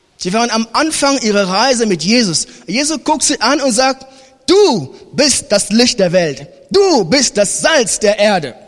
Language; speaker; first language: German; non-native, fluent; French